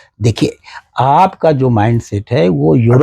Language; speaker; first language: Hindi; native; Hindi